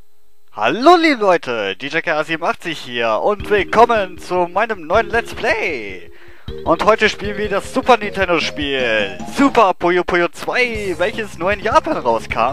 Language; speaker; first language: German; native; German